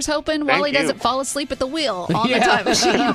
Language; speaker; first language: English; native; English